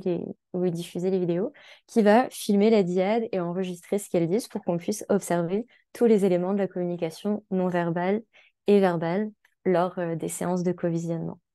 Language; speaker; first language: French; native; French